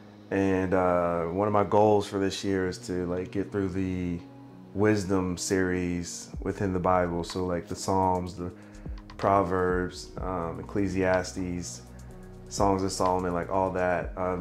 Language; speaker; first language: English; native; English